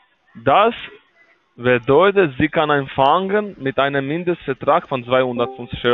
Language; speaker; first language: German; non-native, learner; Spanish